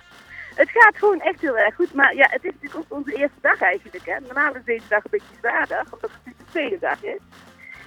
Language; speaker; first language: Dutch; native; Dutch